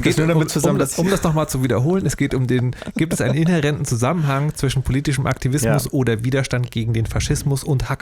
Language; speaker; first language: German; native; German